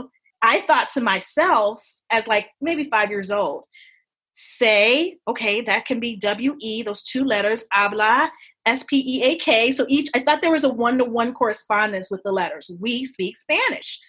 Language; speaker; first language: English; native; English